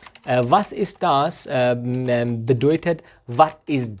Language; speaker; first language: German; non-native, learner; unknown